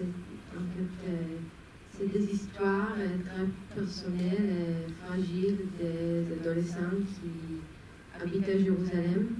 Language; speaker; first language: French; non-native, fluent; Hebrew